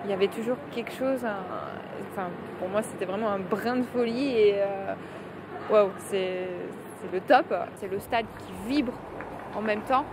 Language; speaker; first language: French; native; French